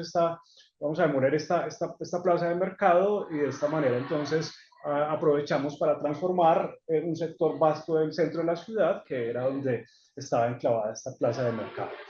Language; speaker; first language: Spanish; native; Spanish